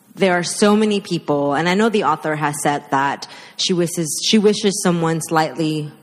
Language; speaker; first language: English; early bilingual, other home language; Spanish